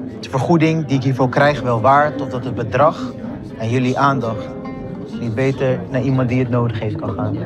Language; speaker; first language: Dutch; early bilingual, other home language; Hebrew